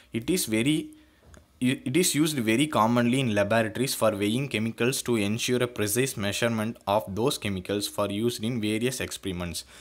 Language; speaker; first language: English; non-native, local second language; Tamil